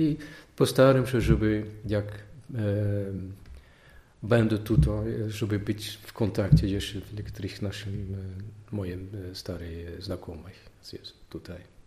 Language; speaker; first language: Polish; non-native, learner; Dutch